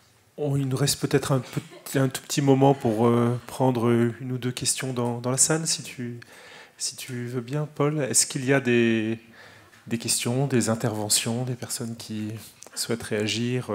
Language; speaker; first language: French; native; French